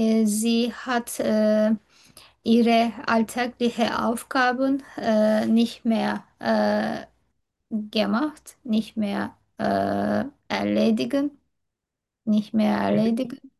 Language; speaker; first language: German; non-native, learner; Turkish